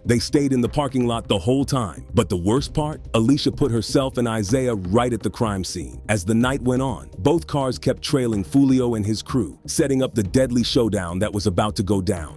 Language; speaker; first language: English; native; English